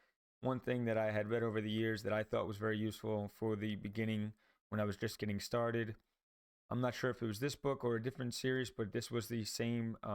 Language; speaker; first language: English; native; English